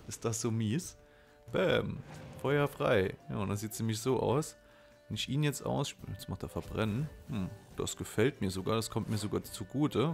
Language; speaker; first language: German; native; German